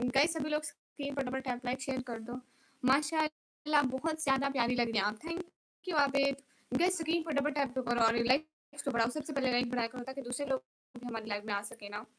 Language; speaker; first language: Urdu; non-native, local second language; Punjabi